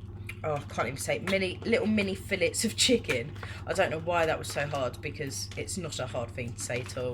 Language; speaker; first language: English; native; English